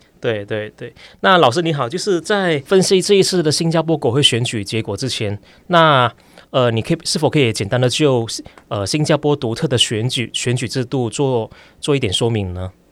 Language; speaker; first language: Chinese; native; Chinese